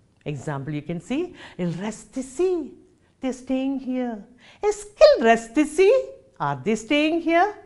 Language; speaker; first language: English; non-native, local second language; Malayalam